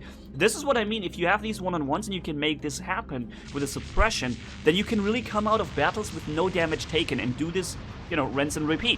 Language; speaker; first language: English; non-native, fluent; German